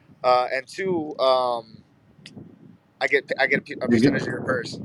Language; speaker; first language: English; native; English